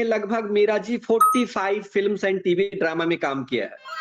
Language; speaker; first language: Hindi; native; Hindi